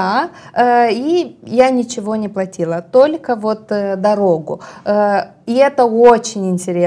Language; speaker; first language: Russian; non-native, local second language; Romanian